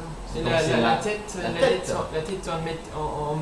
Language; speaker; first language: French; non-native, learner; English